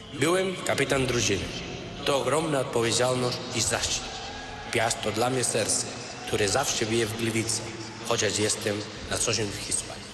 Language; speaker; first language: Polish; non-native, fluent; Spanish